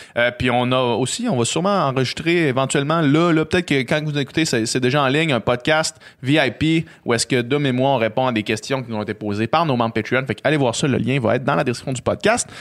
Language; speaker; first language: French; native; French